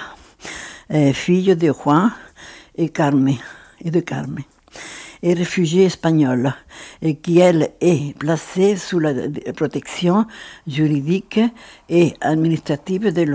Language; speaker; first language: French; non-native, fluent; Spanish